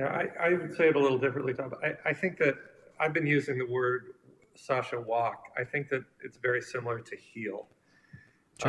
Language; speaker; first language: English; native; English